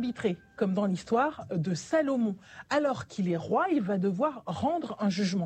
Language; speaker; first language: French; native; French